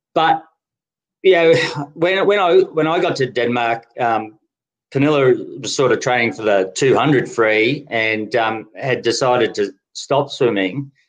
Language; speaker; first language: English; native; English